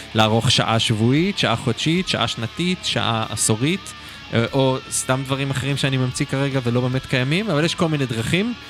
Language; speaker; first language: Hebrew; early bilingual, other home language; Hungarian